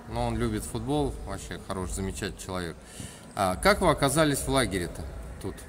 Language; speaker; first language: Russian; native; Russian